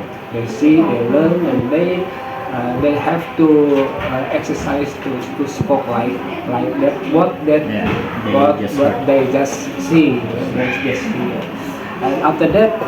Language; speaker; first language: English; non-native, learner; Indonesian